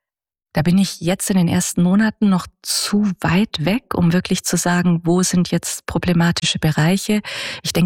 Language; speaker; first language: German; native; German